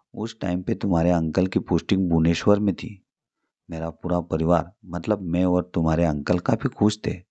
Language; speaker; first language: Hindi; non-native, local second language; Marathi